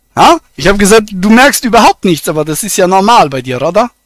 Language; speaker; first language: German; native; German